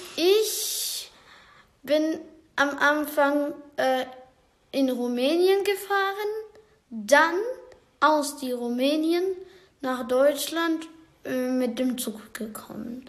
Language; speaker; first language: German; non-native, learner; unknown